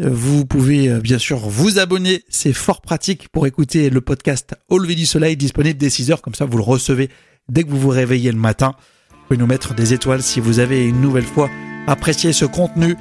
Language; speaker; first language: French; native; French